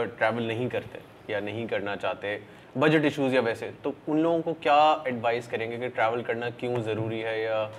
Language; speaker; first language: Urdu; native; Urdu